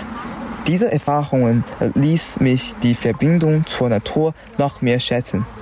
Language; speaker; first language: German; non-native, learner; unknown